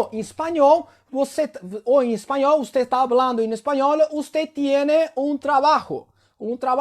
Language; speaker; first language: Spanish; non-native, learner; Italian